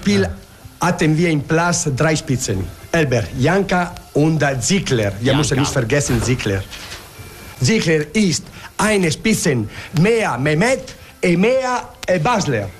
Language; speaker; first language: German; non-native, learner; Italian